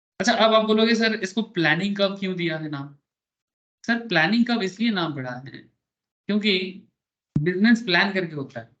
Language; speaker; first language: Hindi; non-native, local second language; Bangla